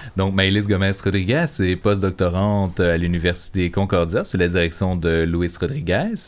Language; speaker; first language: French; native; French